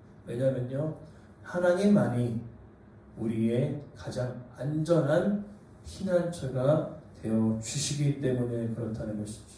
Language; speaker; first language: Korean; native; Korean